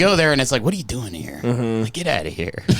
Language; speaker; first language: English; native; English